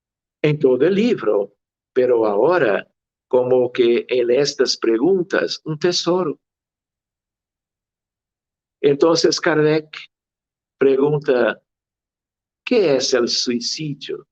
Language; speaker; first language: Spanish; non-native, fluent; Portuguese